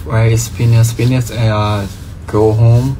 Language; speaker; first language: English; non-native, learner; Thai